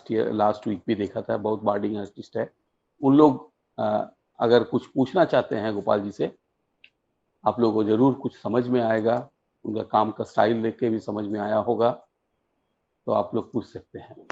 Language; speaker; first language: Hindi; native; Hindi